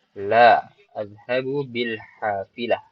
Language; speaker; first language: Arabic; non-native, fluent; Indonesian